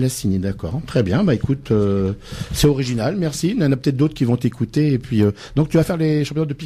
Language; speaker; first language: French; native; French